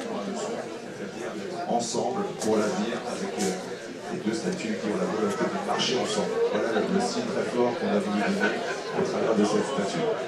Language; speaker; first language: French; native; French